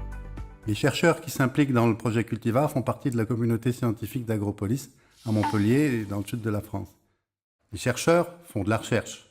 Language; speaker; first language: French; native; French